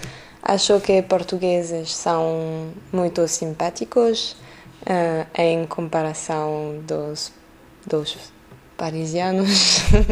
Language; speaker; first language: Portuguese; early bilingual, heritage; French